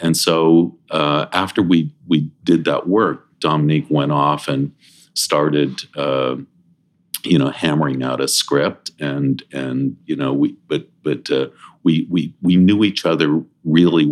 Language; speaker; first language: English; native; English